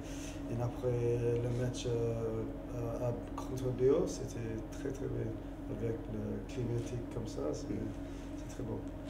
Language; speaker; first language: French; non-native, learner; English